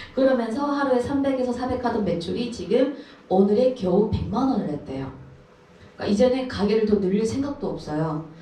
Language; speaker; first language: Korean; early bilingual, heritage; Korean